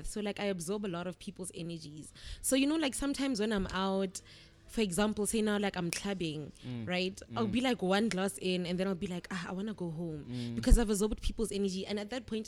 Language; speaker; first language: English; non-native, local second language; Tswana